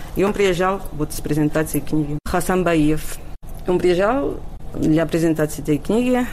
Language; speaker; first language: Russian; non-native, fluent; Catalan